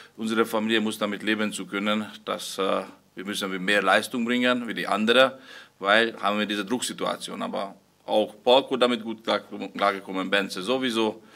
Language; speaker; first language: German; non-native, fluent; Hungarian